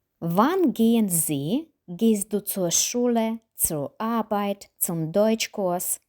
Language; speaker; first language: German; non-native, fluent; Ukrainian